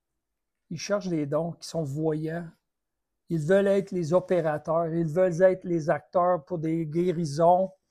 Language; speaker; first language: French; native; French